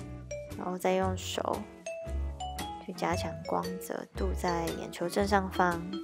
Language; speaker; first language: Chinese; native; Chinese